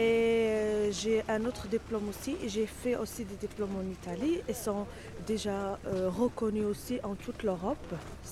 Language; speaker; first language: French; non-native, learner; Arabic